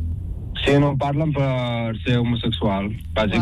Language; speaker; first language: Catalan; early bilingual, other home language; Arabic